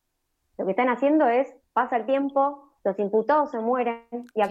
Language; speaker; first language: Spanish; native; Spanish